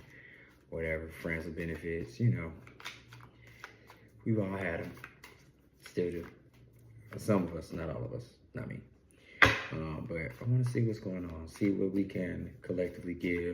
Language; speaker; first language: English; native; English